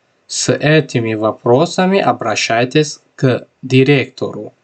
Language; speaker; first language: Russian; non-native, local second language; Tajik